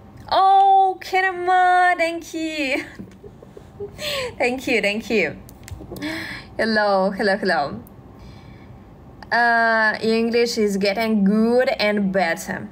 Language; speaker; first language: English; non-native, learner; Russian